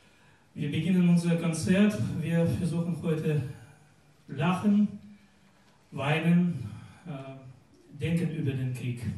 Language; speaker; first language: German; non-native, learner; Russian